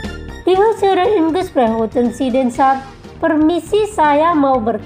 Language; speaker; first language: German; non-native, fluent; Indonesian